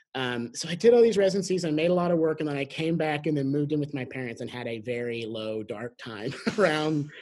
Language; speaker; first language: English; native; English